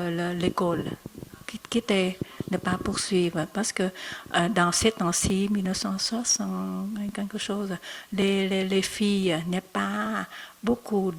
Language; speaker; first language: French; non-native, learner; Vietnamese